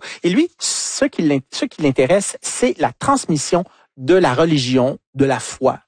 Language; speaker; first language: French; native; French